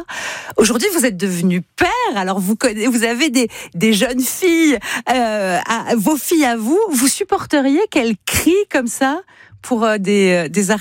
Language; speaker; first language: French; native; French